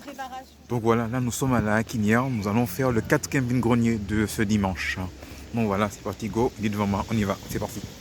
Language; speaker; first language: French; native; French